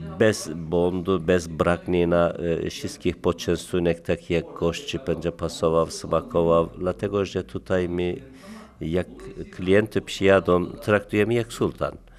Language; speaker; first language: Polish; non-native, learner; Turkish